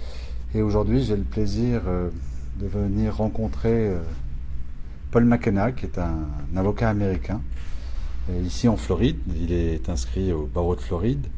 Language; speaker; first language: French; native; French